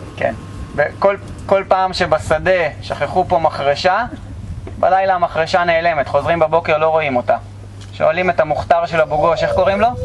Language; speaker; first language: Hebrew; native; Hebrew